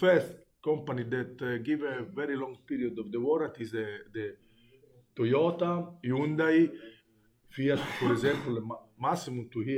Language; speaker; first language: English; non-native, learner; Italian